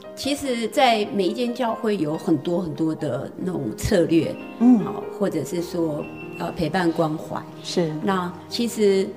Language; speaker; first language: Chinese; native; Chinese